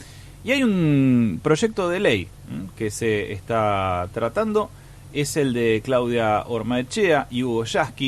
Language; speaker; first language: Spanish; native; Spanish